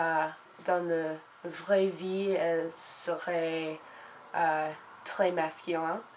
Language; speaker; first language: French; non-native, learner; English